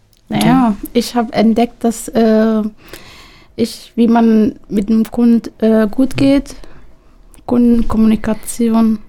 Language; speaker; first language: German; non-native, local second language; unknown